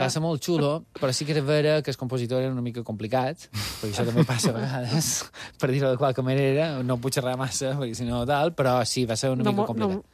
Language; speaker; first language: Catalan; native; Catalan